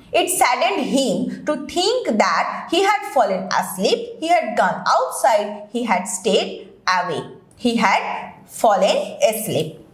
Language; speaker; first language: English; non-native, local second language; Bangla